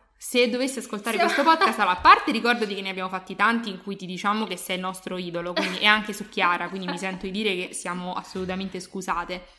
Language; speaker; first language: Italian; native; Italian